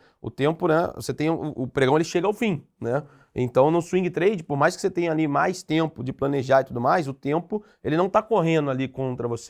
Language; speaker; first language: Portuguese; native; Portuguese